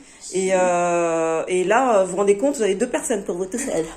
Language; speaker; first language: French; native; French